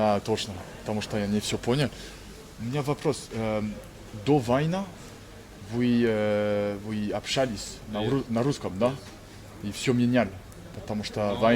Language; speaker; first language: Russian; non-native, learner; French